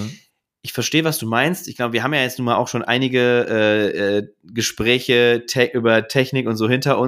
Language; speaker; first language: German; native; German